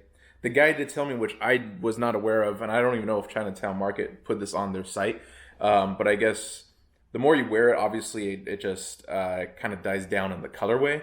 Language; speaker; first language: English; native; English